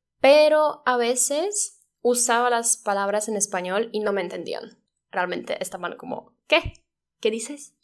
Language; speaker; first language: Spanish; non-native, fluent; Polish